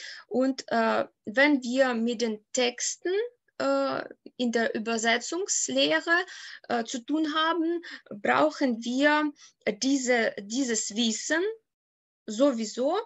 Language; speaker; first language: German; non-native, fluent; Ukrainian